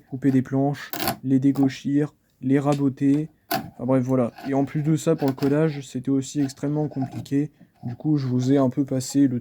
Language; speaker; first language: French; native; French